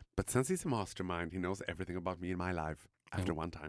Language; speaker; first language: English; non-native, fluent; Swedish